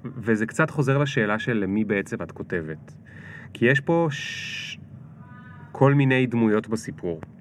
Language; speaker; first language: Hebrew; native; Hebrew